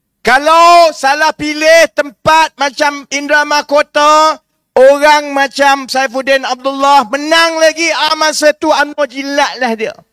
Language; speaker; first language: Malay; native; Malay